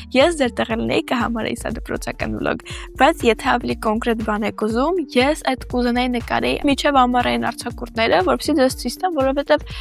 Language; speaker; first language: Armenian; early bilingual, heritage; Armenian